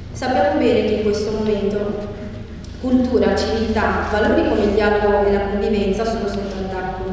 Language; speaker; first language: Italian; early bilingual, other home language; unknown